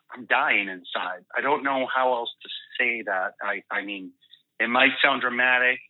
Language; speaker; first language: English; early bilingual, other home language; Spanish